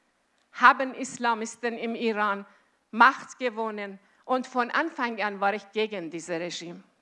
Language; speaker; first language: German; non-native, fluent; Azerbaijani